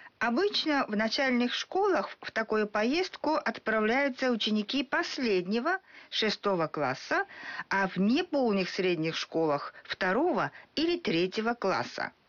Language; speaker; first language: Russian; non-native, fluent; Japanese